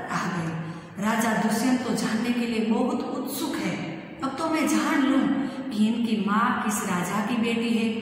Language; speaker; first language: Hindi; non-native, local second language; Gujarati